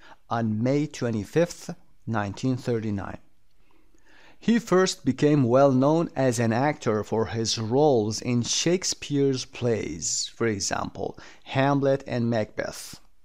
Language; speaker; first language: English; non-native, fluent; Persian